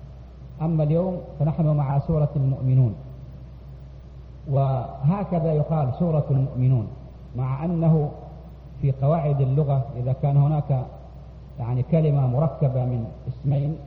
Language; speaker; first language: Arabic; native; Arabic